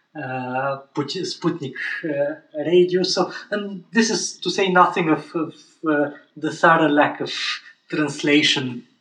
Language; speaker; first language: English; non-native, fluent; Bulgarian